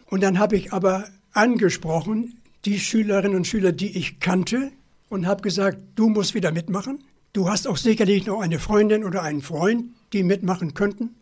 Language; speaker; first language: German; native; German